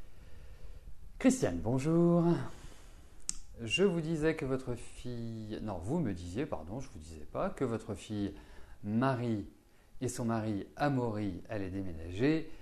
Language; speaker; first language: French; native; French